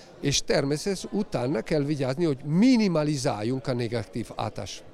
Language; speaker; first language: Hungarian; non-native, learner; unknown